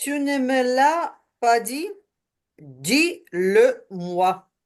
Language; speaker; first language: French; non-native, learner; Ukrainian